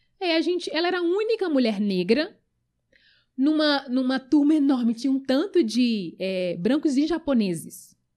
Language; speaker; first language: Portuguese; early bilingual, other home language; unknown